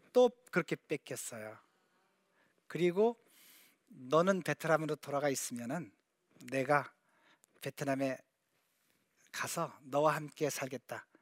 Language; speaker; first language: Korean; native; Korean